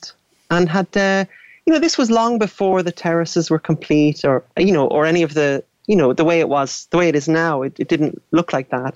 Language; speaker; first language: English; native; English